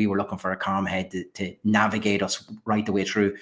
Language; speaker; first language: English; native; English